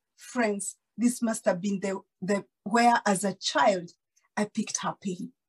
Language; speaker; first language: English; non-native, local second language; Kikuyu